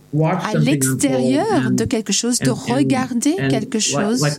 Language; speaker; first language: French; non-native, learner; English